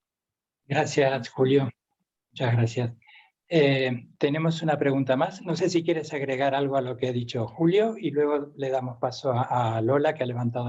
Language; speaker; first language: Spanish; native; Spanish